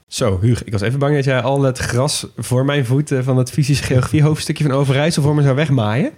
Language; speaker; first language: Dutch; native; Dutch